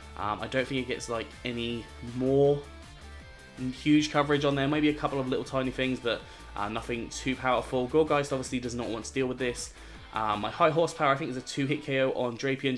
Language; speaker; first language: English; native; English